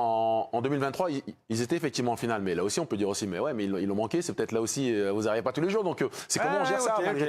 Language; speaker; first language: French; native; French